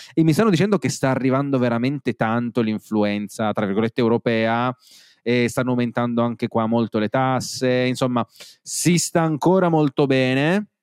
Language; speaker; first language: Italian; native; Italian